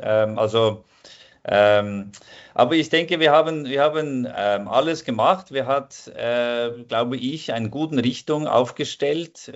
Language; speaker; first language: German; non-native, fluent; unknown